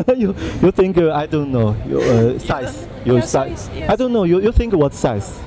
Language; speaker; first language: English; non-native, learner; Chinese